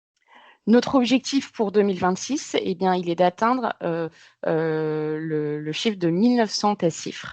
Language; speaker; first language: French; native; French